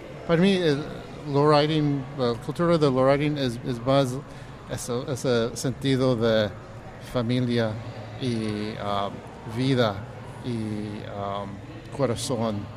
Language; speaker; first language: Spanish; early bilingual, heritage; English